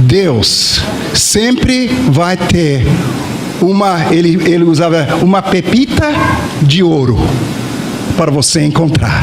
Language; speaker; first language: Portuguese; non-native, fluent; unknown